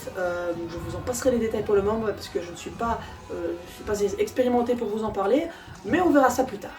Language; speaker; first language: French; native; French